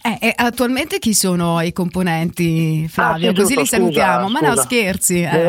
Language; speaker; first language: Italian; native; Italian